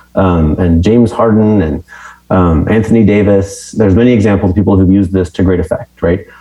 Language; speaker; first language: English; native; English